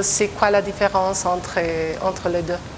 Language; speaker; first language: French; non-native, fluent; Albanian